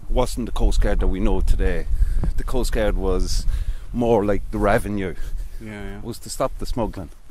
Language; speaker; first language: English; native; English